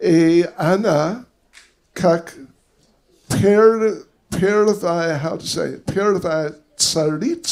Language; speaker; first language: Russian; non-native, learner; English